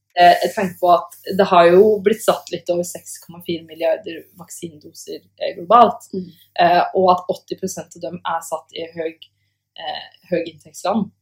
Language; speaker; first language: Norwegian; native; Norwegian